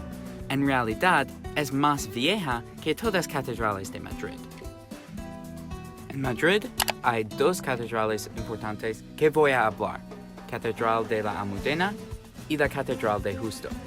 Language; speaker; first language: Spanish; non-native, learner; English